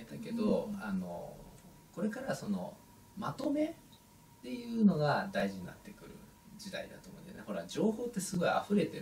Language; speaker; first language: Japanese; native; Japanese